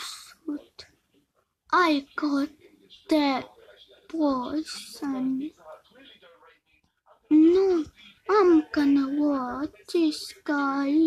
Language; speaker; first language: English; non-native, learner; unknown